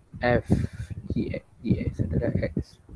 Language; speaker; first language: Malay; native; Malay